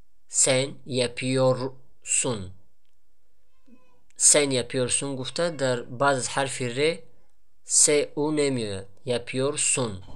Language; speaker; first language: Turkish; non-native, fluent; Tajik